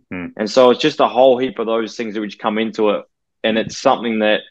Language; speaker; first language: English; native; English